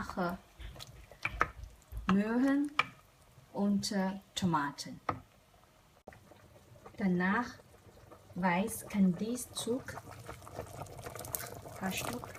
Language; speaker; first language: German; non-native, learner; Chinese